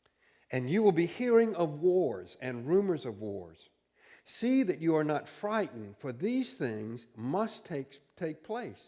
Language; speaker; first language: English; native; English